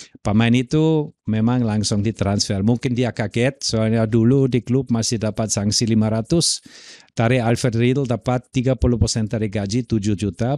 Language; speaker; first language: Indonesian; non-native, fluent; German